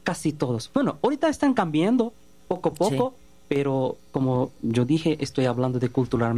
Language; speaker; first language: Spanish; non-native, learner; Bangla